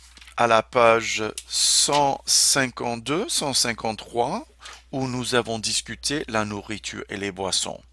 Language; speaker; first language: French; non-native, fluent; English